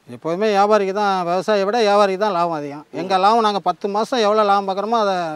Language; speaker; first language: Tamil; native; Tamil